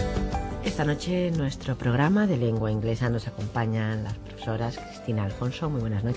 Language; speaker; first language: Spanish; native; Spanish